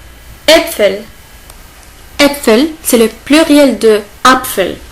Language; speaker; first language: German; non-native, learner; Arabic